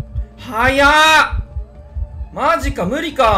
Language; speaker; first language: Japanese; native; Japanese